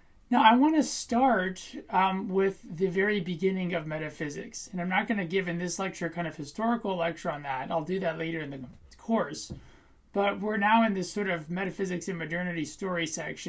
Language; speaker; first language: English; native; English